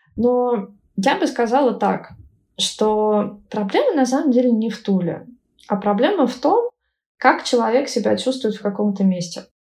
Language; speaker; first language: Russian; native; Russian